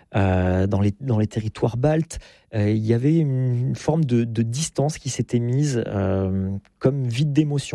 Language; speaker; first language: French; native; French